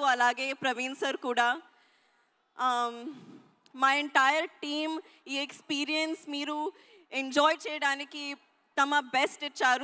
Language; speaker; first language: Telugu; non-native, learner; Hindi